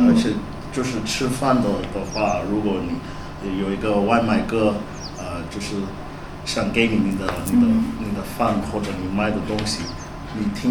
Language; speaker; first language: Chinese; non-native, fluent; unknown